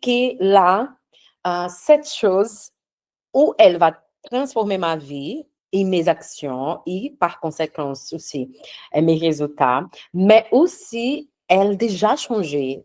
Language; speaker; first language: French; non-native, fluent; Portuguese